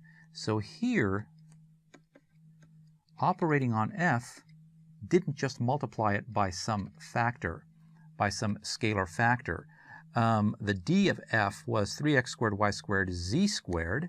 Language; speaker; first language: English; native; English